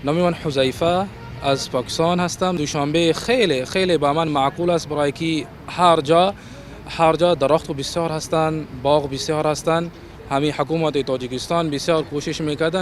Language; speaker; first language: Persian; non-native, learner; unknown